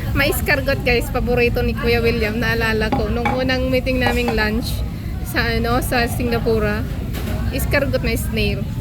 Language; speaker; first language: Filipino; non-native, local second language; Iloko